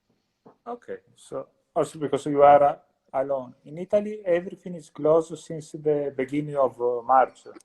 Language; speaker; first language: English; non-native, learner; Italian